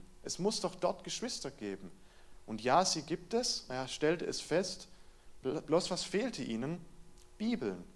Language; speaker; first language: German; native; German